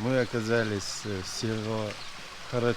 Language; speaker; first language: Russian; non-native, local second language; Chechen